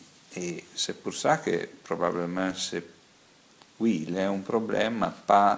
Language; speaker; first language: French; non-native, fluent; Italian